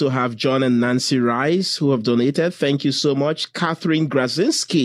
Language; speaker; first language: English; non-native, local second language; Igbo